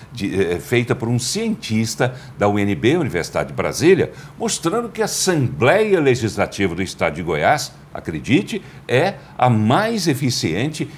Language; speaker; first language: Portuguese; native; Portuguese